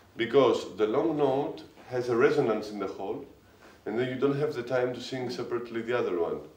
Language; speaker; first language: English; non-native, fluent; Greek